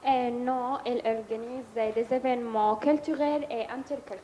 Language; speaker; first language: French; non-native, learner; Arabic